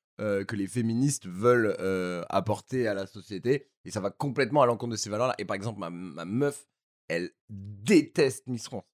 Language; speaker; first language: French; native; French